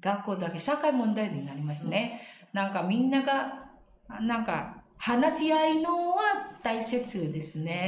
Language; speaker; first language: Japanese; non-native, learner; Indonesian